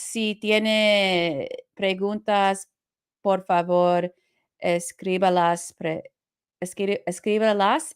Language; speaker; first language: Spanish; non-native, learner; English